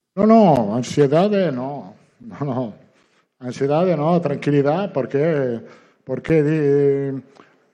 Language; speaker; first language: Portuguese; non-native, learner; Italian